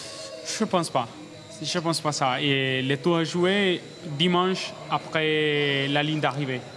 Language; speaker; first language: French; non-native, learner; Spanish